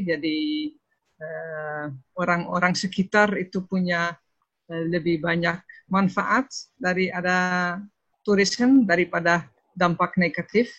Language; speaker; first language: Indonesian; non-native, fluent; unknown